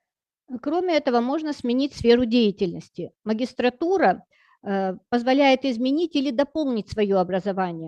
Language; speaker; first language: Russian; native; Russian